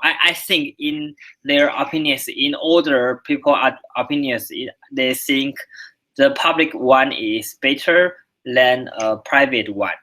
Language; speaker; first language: English; non-native, learner; Chinese